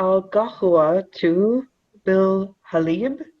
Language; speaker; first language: Arabic; non-native, learner; English